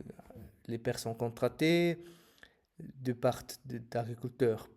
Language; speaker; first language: French; non-native, fluent; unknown